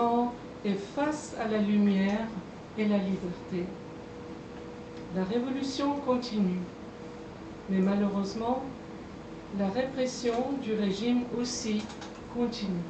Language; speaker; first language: French; non-native, fluent; Persian